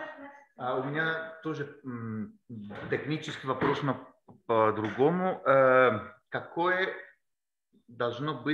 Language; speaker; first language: Russian; non-native, learner; Bulgarian